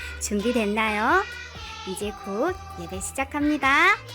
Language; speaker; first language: Korean; native; Korean